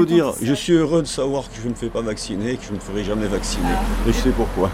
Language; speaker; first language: French; native; French